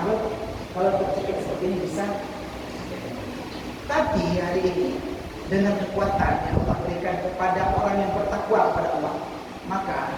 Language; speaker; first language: Indonesian; non-native, local second language; Achinese